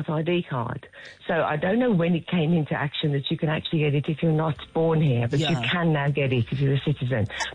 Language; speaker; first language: English; native; English